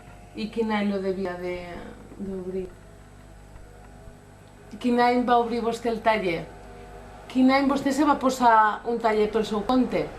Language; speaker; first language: Catalan; native; Catalan